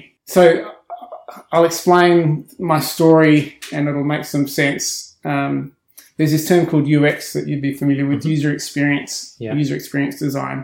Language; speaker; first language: English; native; English